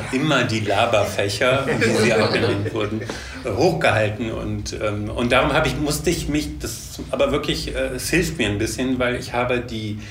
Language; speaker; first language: German; native; German